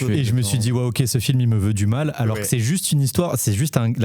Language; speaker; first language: French; native; French